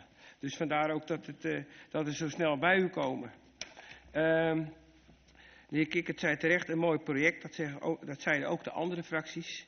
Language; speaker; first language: Dutch; native; Dutch